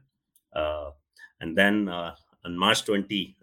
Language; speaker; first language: English; non-native, local second language; Hindi